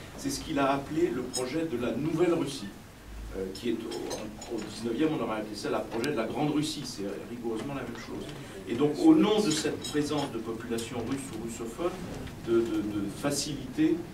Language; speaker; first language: French; native; French